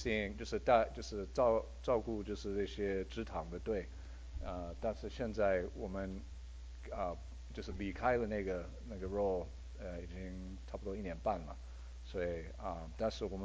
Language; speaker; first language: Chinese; early bilingual, heritage; Chinese